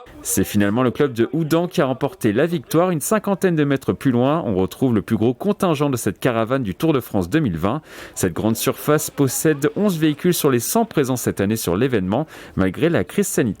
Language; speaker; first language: French; native; French